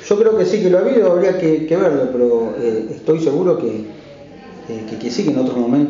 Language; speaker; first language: Spanish; native; Spanish